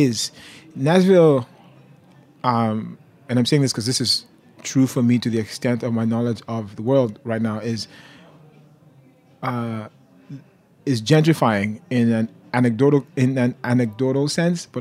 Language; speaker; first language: English; non-native, local second language; Yoruba